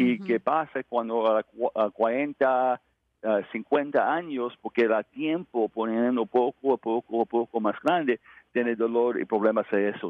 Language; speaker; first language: Spanish; non-native, learner; English